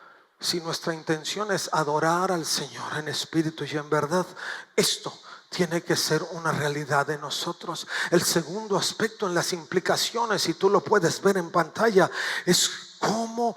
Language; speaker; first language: Spanish; native; Spanish